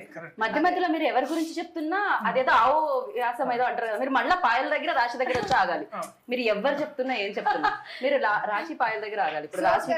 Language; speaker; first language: Telugu; native; Telugu